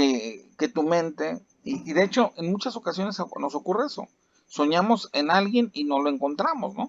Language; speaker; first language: Spanish; native; Spanish